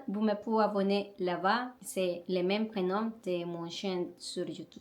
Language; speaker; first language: French; non-native, learner; Spanish